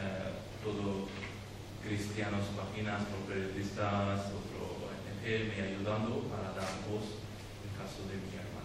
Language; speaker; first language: Spanish; non-native, learner; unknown